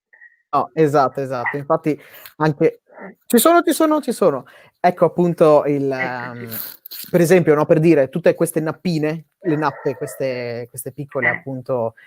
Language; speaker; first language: Italian; native; Italian